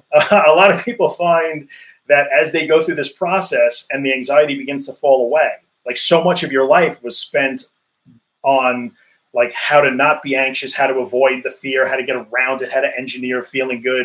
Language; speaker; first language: English; native; English